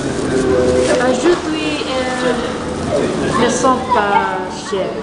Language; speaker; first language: French; non-native, learner; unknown